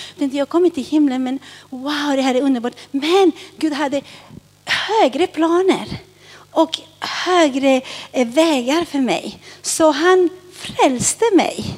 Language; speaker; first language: Swedish; early bilingual, other home language; Spanish